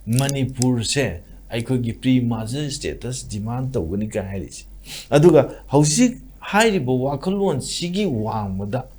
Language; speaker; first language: Manipuri; native; Manipuri